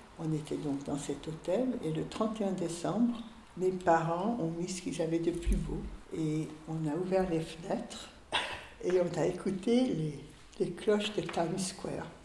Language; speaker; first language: French; early bilingual, other home language; Hungarian